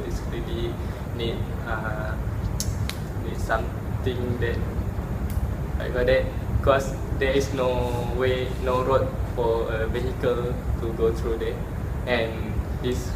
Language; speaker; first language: English; non-native, local second language; Malay